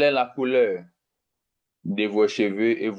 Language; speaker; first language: French; non-native, fluent; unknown